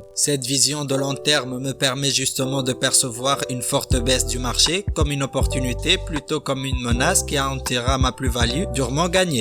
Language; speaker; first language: French; native; French